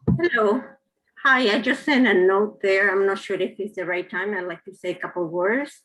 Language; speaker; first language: English; non-native, fluent; Spanish